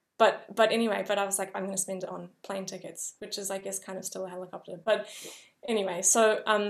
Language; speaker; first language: English; native; English